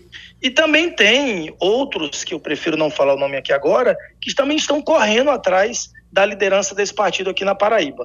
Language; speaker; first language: Portuguese; native; Portuguese